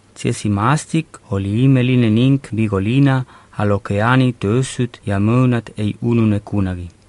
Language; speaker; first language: Estonian; non-native, learner; Catalan